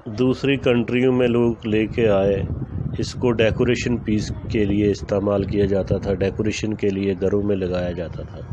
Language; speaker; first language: Urdu; native; Urdu